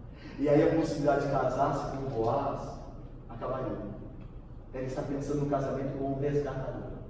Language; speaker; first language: Portuguese; native; Portuguese